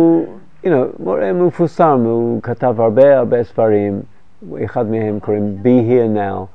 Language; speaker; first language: Hebrew; non-native, fluent; English